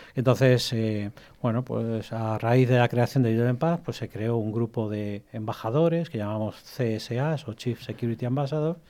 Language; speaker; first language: Spanish; native; Spanish